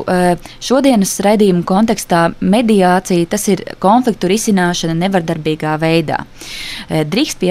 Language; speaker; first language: Latvian; native; Latvian